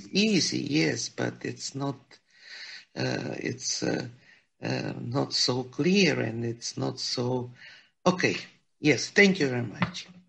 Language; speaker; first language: English; non-native, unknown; Ukrainian